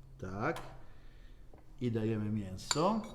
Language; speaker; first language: Polish; non-native, learner; Italian